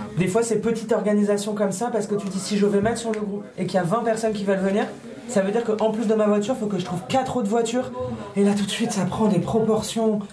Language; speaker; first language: French; native; French